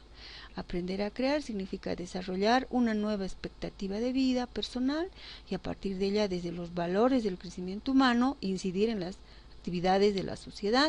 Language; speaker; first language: Spanish; native; Spanish